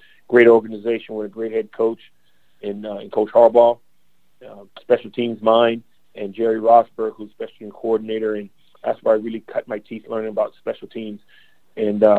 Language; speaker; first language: English; native; English